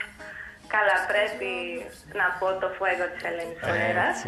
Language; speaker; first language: Greek; early bilingual, heritage; Greek